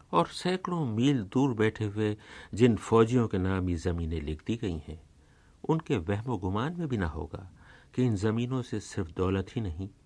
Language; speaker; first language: Urdu; native; Urdu